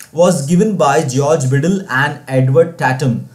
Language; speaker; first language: Hindi; non-native, local second language; Marathi